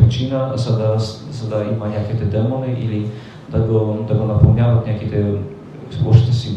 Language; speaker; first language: Bulgarian; non-native, fluent; Polish